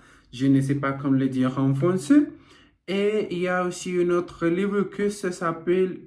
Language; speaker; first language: French; non-native, learner; Portuguese